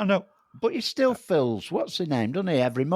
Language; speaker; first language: English; native; English